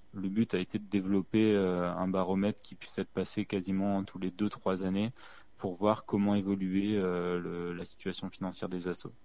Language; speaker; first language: French; native; French